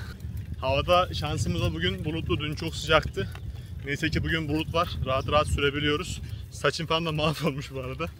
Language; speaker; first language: Turkish; native; Turkish